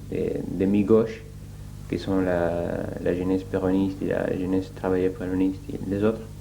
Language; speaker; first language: French; non-native, learner; Spanish